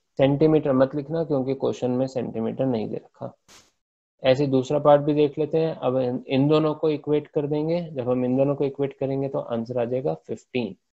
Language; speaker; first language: Hindi; native; Hindi